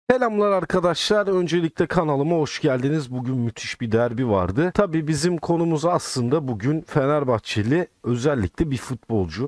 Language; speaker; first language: Turkish; native; Turkish